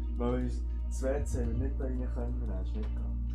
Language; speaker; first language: German; native; German